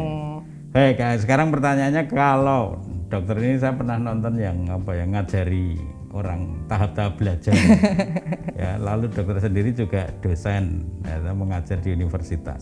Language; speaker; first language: Indonesian; native; Indonesian